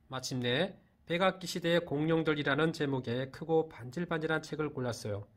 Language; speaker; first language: Korean; native; Korean